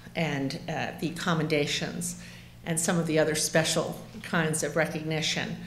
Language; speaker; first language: English; native; English